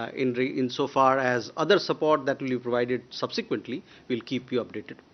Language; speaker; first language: English; non-native, local second language; Hindi